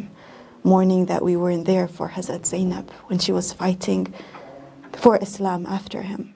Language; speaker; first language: English; non-native, fluent; Bosnian